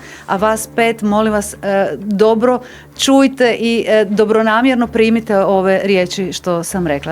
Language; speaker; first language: Bosnian; native; Bosnian